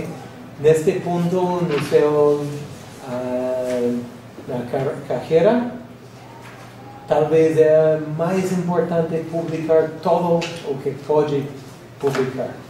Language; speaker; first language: Portuguese; non-native, fluent; English